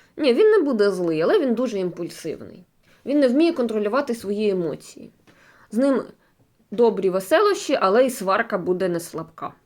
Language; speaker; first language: Ukrainian; non-native, local second language; Russian